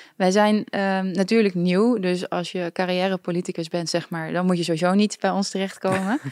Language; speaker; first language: Dutch; native; Dutch